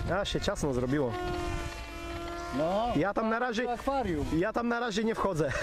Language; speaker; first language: Polish; native; Polish